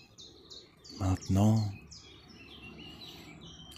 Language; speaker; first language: French; native; French